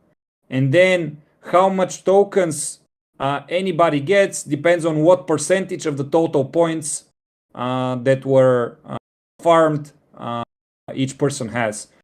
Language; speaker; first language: English; non-native, learner; Russian